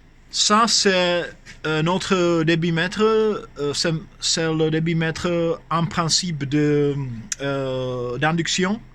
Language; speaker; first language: French; non-native, fluent; Czech